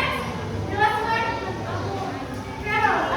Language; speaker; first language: English; non-native, learner; Indonesian